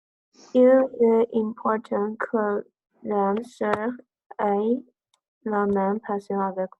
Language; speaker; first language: French; non-native, learner; English